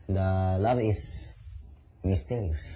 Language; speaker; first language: English; non-native, learner; Japanese